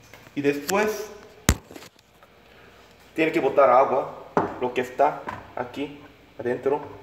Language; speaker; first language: Spanish; non-native, learner; Korean